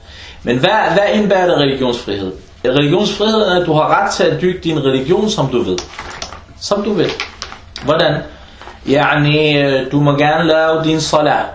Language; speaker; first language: Danish; early bilingual, other home language; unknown